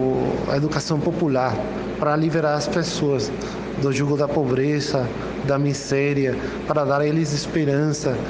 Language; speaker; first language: Portuguese; non-native, fluent; Spanish